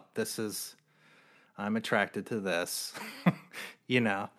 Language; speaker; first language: English; native; English